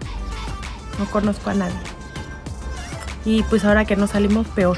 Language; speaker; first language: Spanish; native; Spanish